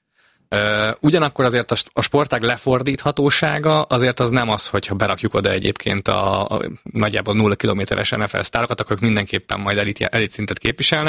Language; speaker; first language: Hungarian; native; Hungarian